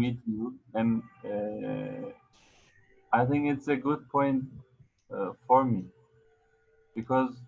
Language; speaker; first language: English; non-native, fluent; Arabic